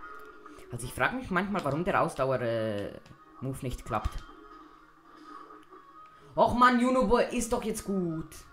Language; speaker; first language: German; native; German